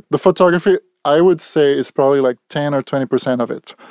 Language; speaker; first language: English; non-native, fluent; Portuguese